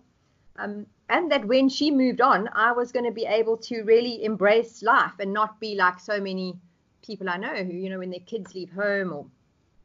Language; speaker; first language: English; native; English